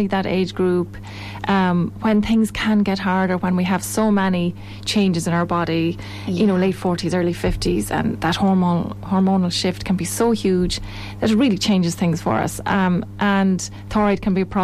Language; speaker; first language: English; native; English